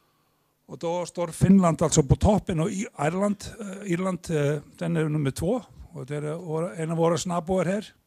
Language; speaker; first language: Swedish; non-native, fluent; Icelandic